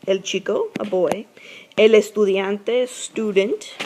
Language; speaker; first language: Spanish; non-native, fluent; English